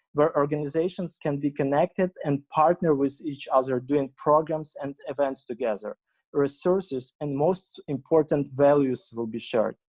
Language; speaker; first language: English; non-native, fluent; Ukrainian